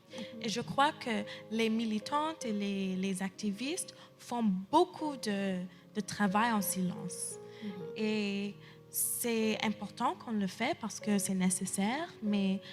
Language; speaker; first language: French; early bilingual, heritage; English